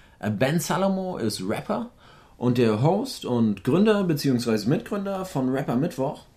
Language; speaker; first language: German; native; German